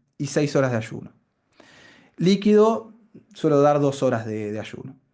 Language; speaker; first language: Spanish; native; Spanish